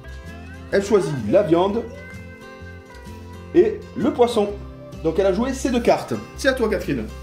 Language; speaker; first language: French; native; French